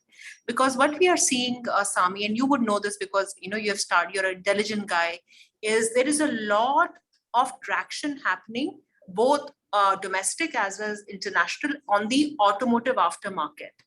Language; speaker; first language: English; non-native, local second language; Hindi